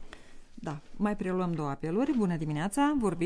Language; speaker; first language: Romanian; native; Romanian